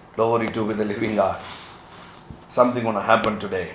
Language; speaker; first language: English; non-native, local second language; Tamil